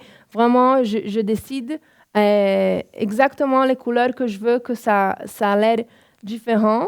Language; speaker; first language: French; non-native, fluent; Portuguese